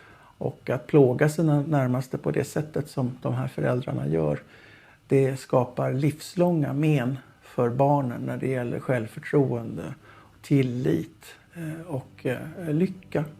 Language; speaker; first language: Swedish; non-native, fluent; Arabic